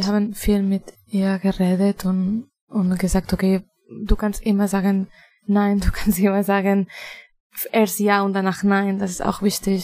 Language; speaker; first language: German; non-native, fluent; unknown